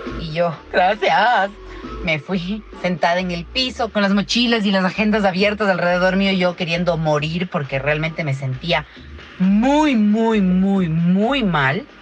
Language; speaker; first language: Spanish; native; Spanish